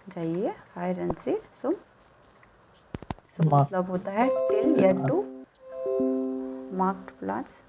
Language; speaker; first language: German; non-native, fluent; Hindi